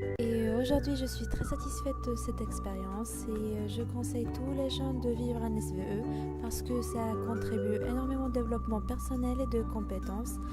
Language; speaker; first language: French; non-native, local second language; Arabic